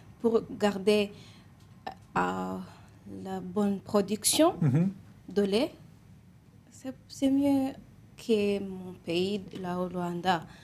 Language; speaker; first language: French; non-native, learner; Kinyarwanda